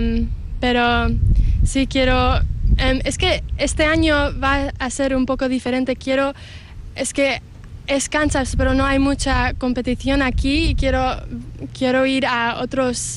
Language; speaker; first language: Spanish; early bilingual, heritage; English